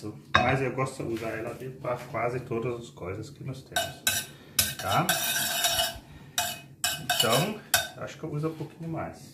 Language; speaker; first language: Portuguese; non-native, fluent; German